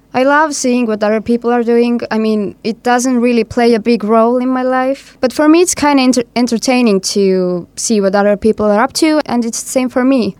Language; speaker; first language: English; non-native, fluent; Estonian